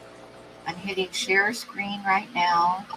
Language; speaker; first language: English; native; English